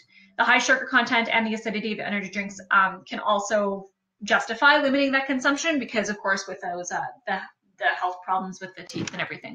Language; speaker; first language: English; native; English